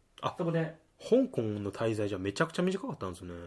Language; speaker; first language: Japanese; native; Japanese